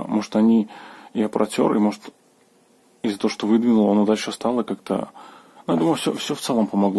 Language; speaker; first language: Russian; native; Russian